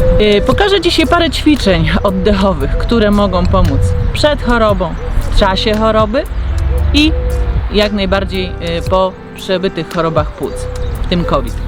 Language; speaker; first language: Polish; native; Polish